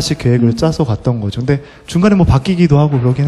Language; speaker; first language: Korean; native; Korean